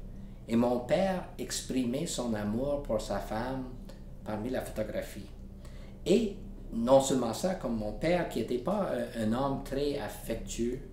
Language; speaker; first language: French; non-native, local second language; English